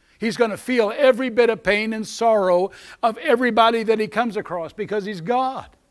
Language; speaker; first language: English; native; English